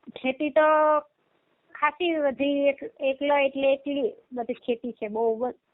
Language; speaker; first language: Gujarati; native; Gujarati